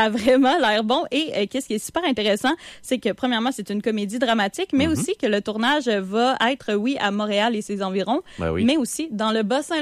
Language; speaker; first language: French; native; French